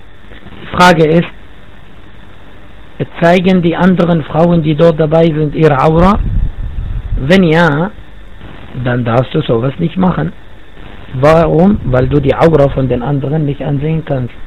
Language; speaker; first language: German; non-native, fluent; Arabic